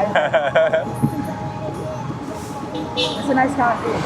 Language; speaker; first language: English; non-native, local second language; Filipino